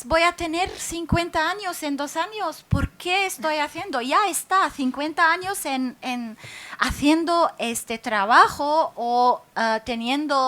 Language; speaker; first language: Spanish; non-native, fluent; Arabic